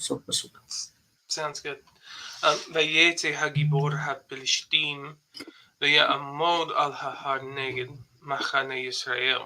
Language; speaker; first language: Hebrew; non-native, fluent; English